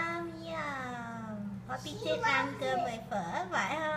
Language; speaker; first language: Vietnamese; early bilingual, heritage; Vietnamese